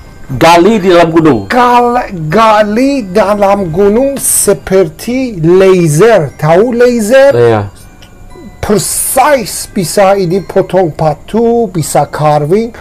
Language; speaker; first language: Indonesian; non-native, learner; Persian